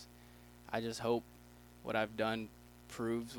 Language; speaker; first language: English; native; English